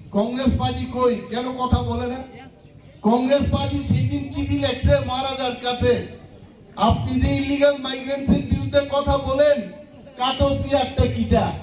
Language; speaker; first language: Bangla; non-native, local second language; Kok Borok